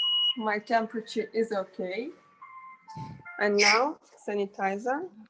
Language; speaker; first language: English; non-native, fluent; Russian